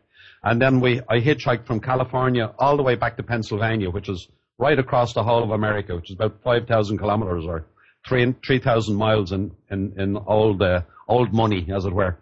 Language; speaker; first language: English; native; English